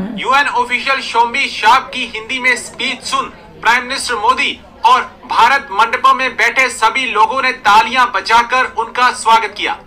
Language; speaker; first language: Hindi; native; Hindi